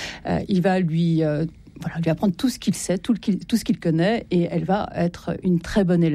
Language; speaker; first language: French; native; French